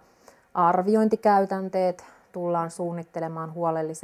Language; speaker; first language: Finnish; native; Finnish